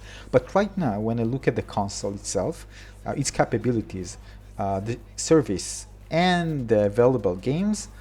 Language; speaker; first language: English; non-native, fluent; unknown